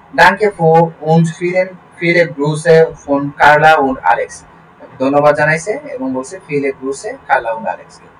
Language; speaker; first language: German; non-native, learner; Bangla